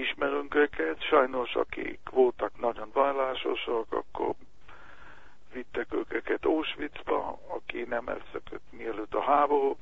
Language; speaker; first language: Hungarian; non-native, learner; Hebrew